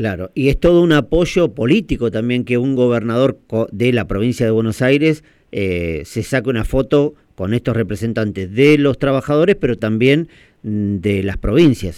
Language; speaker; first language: Spanish; native; Spanish